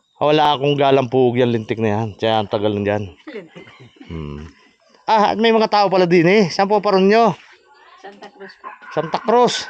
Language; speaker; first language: Filipino; native; Filipino